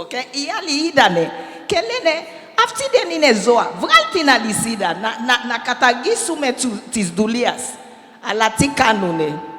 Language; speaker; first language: Greek; non-native, learner; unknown